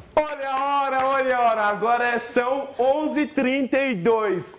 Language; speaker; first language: Portuguese; non-native, fluent; Persian